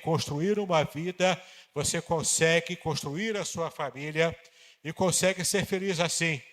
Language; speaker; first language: Portuguese; native; Portuguese